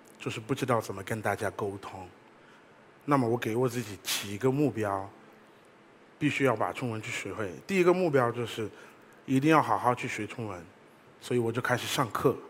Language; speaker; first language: Chinese; non-native, fluent; English